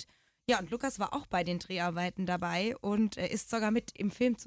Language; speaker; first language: German; native; German